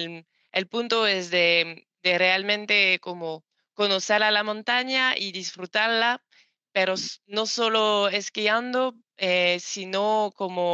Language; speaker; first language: Spanish; non-native, learner; French